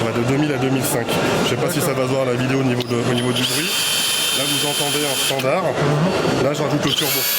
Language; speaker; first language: French; native; French